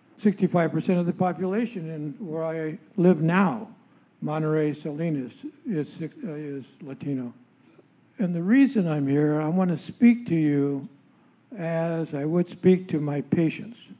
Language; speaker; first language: English; early bilingual, other home language; Spanish